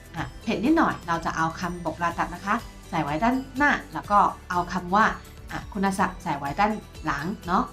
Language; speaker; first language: Thai; non-native, fluent; Chinese